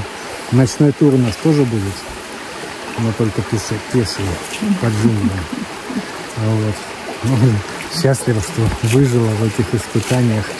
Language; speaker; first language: Russian; native; Russian